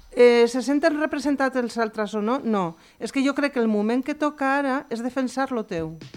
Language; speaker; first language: Catalan; non-native, local second language; Spanish